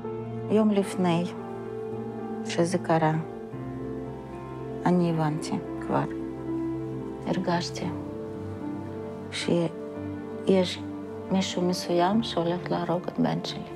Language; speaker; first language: Hebrew; non-native, fluent; Russian